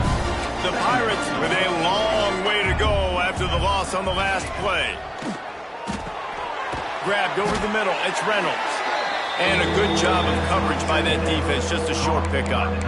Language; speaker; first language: English; native; English